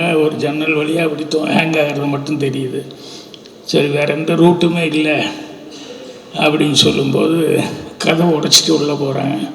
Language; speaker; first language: Tamil; native; Tamil